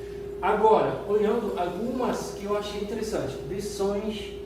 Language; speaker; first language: Portuguese; non-native, fluent; German